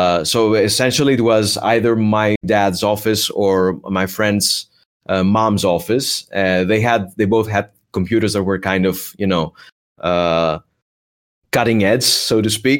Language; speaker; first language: English; non-native, fluent; Greek